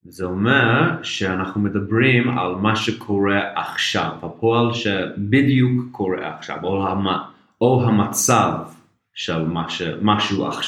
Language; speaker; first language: Hebrew; non-native, fluent; English